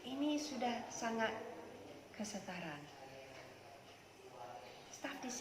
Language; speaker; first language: Indonesian; non-native, fluent; English